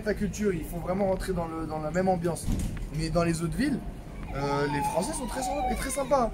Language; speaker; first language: French; native; French